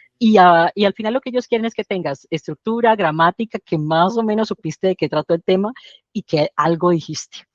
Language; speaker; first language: Spanish; native; Spanish